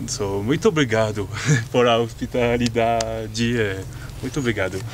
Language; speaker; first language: Portuguese; non-native, learner; French